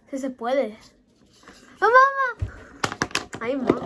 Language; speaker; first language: Spanish; early bilingual, other home language; Filipino